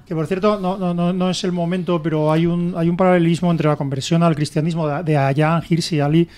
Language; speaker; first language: Spanish; native; Spanish